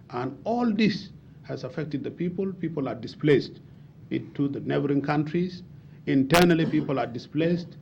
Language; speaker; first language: English; non-native, fluent; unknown